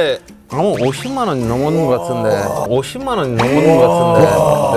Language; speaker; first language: Korean; non-native, fluent; Turkish